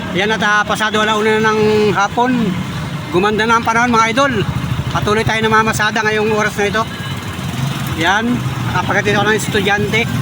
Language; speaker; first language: Filipino; native; Filipino